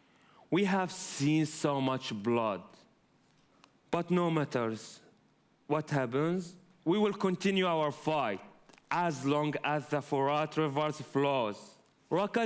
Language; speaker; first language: English; non-native, fluent; Arabic